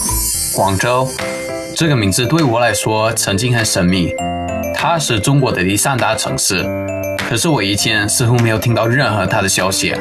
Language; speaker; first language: Chinese; non-native, fluent; English